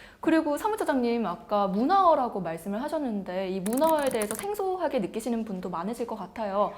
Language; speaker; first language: Korean; native; Korean